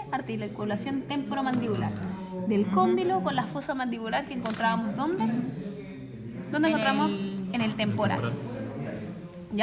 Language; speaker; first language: Spanish; native; Spanish